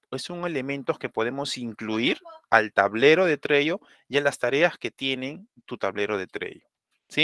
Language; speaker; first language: Spanish; native; Spanish